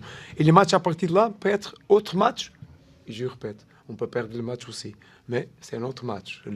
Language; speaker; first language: French; non-native, learner; Portuguese